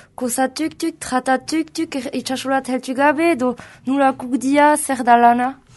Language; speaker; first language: Basque; native; Basque